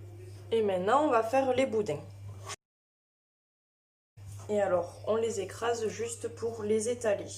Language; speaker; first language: French; native; French